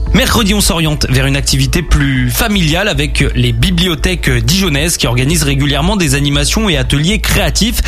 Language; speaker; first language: French; native; French